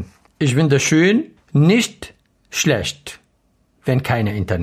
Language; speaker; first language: German; non-native, learner; Arabic